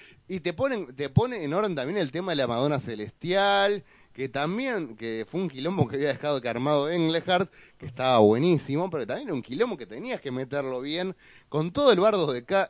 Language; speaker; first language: Spanish; native; Spanish